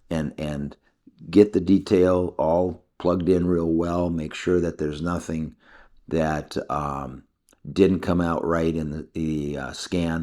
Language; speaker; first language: English; native; English